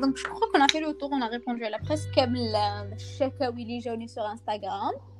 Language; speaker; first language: French; non-native, local second language; Arabic